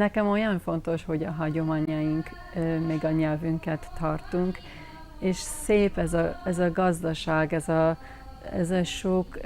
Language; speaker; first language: Hungarian; non-native, learner; English